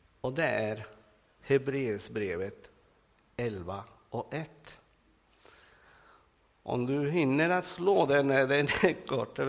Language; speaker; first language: Swedish; non-native, fluent; Spanish